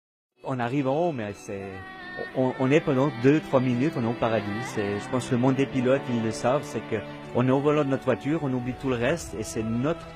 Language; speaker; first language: French; native; French